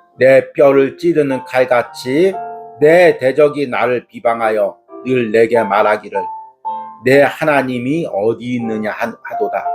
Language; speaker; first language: Korean; native; Korean